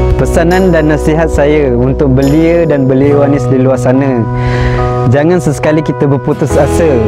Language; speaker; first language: Malay; non-native, local second language; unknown